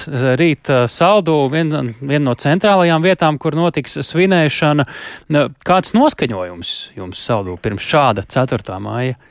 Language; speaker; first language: Latvian; native; Latvian